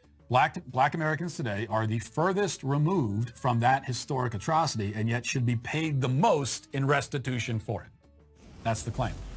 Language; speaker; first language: English; native; English